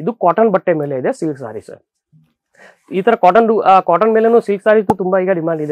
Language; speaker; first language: Kannada; non-native, fluent; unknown